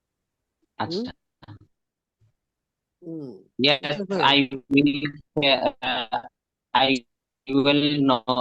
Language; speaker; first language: English; non-native, learner; Bangla